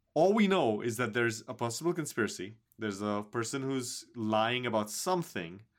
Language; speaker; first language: English; non-native, local second language; Hindi